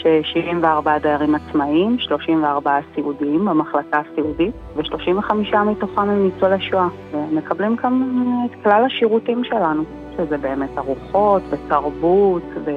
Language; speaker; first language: Hebrew; native; Hebrew